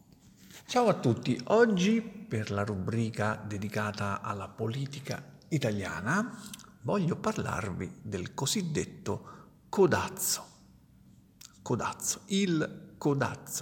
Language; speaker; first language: Italian; native; Italian